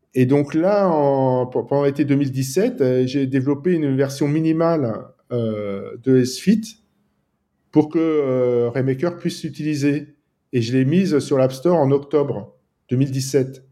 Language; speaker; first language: French; native; French